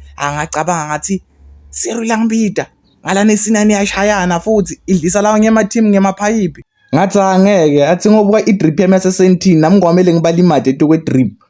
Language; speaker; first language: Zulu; non-native, local second language; Swati